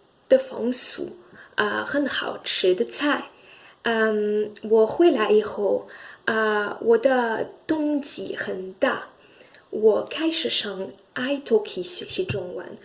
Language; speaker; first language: Chinese; non-native, learner; French